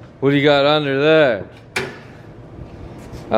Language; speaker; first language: English; native; English